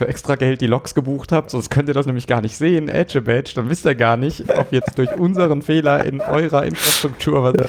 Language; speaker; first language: German; native; German